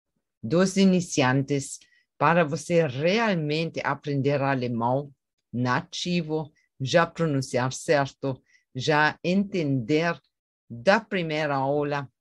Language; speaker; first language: Portuguese; non-native, fluent; German